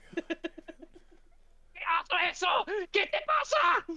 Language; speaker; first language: Spanish; non-native, learner; English